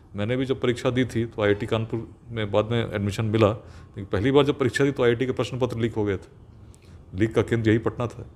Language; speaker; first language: Hindi; native; Hindi